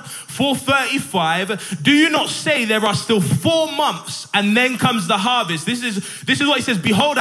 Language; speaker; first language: English; native; English